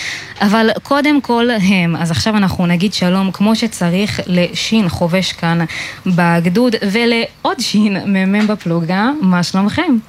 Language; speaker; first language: Hebrew; native; Hebrew